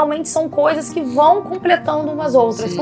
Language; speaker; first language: Portuguese; native; Portuguese